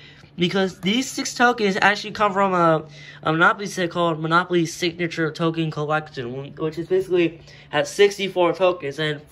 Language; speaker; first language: English; native; English